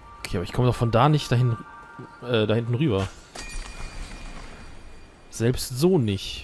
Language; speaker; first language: German; native; German